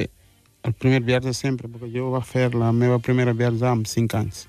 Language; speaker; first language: Catalan; early bilingual, other home language; Wolof